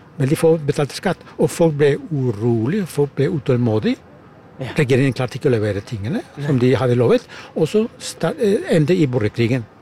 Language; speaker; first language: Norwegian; non-native, fluent; German